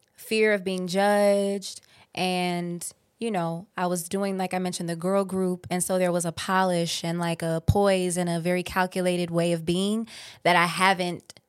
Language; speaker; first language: English; native; English